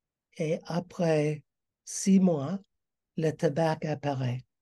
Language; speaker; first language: French; non-native, learner; English